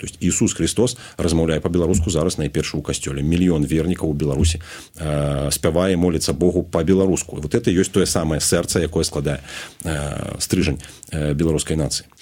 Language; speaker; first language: Belarusian; non-native, local second language; Russian